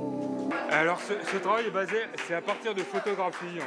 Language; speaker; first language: French; native; French